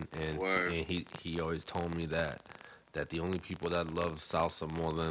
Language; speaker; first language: English; non-native, fluent; Spanish